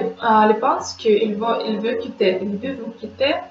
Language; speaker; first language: French; non-native, fluent; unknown